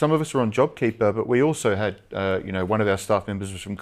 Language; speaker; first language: English; native; English